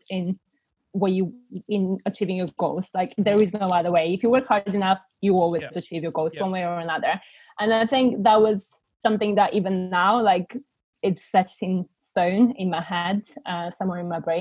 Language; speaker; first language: English; non-native, fluent; Bulgarian